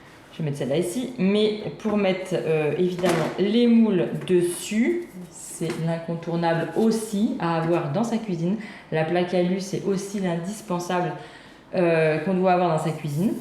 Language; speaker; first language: French; native; French